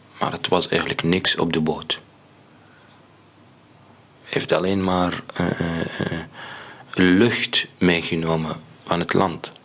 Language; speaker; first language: Dutch; non-native, learner; Arabic